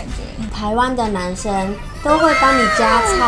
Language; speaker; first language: Chinese; non-native, fluent; Japanese